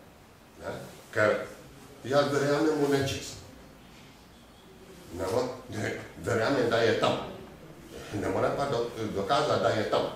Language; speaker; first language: Slovenian; non-native, fluent; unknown